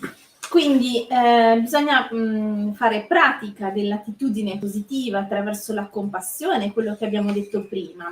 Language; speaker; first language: Italian; native; Italian